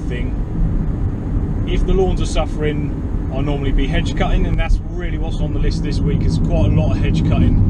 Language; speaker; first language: English; native; English